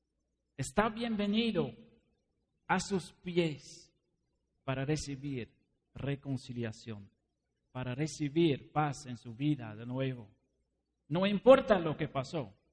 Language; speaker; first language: Spanish; non-native, fluent; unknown